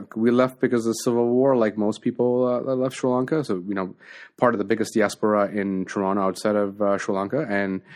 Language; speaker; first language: English; native; English